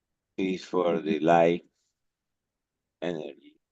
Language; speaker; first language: English; non-native, learner; Spanish